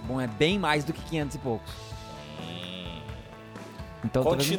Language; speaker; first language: Portuguese; native; Portuguese